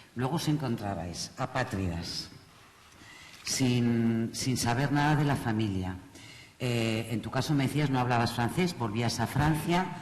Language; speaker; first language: Spanish; native; Spanish